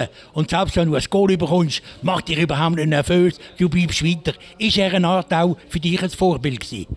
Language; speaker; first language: German; native; German